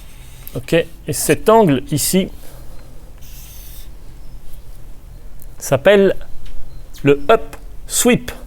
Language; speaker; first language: French; native; French